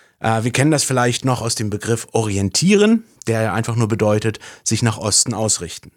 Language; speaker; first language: German; native; German